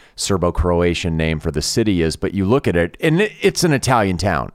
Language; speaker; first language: English; early bilingual, other home language; Italian